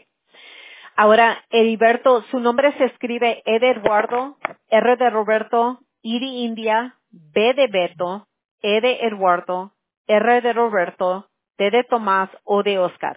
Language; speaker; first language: Spanish; early bilingual, heritage; English